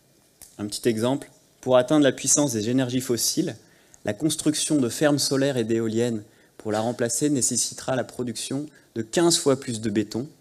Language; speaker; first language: French; native; French